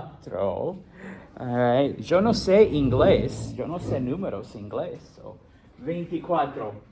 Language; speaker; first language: Spanish; non-native, fluent; English